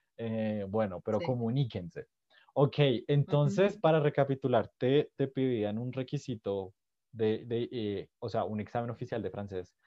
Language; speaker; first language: Spanish; native; Spanish